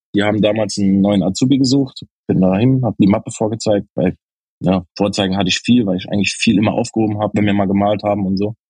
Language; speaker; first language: German; native; German